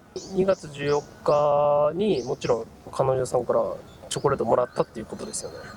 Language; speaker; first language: Japanese; native; Japanese